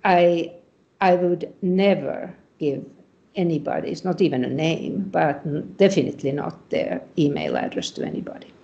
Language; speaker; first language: English; non-native, fluent; Finnish